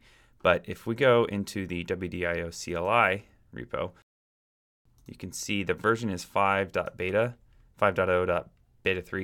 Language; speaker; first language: English; native; English